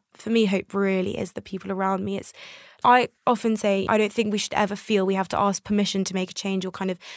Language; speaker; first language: English; native; English